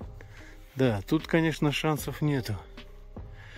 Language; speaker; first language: Russian; native; Russian